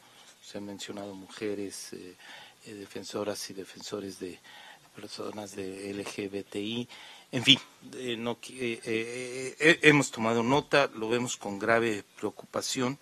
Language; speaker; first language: Spanish; native; Spanish